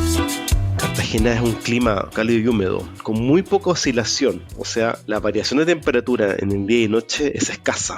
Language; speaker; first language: Spanish; native; Spanish